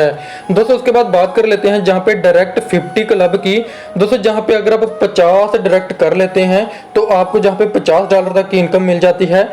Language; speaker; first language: Hindi; native; Hindi